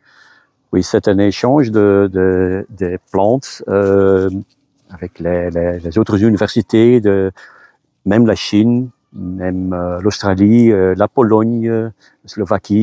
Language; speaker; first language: French; non-native, local second language; Dutch